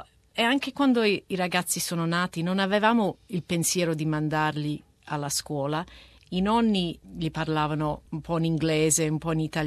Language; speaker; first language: Italian; early bilingual, heritage; Italian